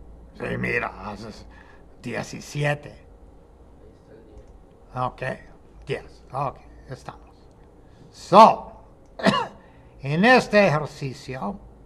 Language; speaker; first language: Spanish; non-native, fluent; English